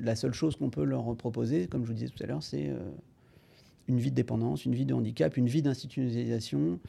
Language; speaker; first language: French; native; French